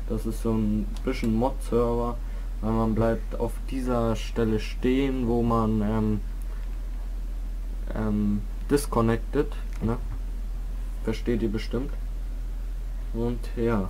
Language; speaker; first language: German; native; German